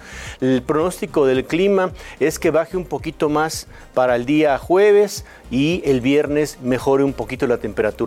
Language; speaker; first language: Spanish; native; Spanish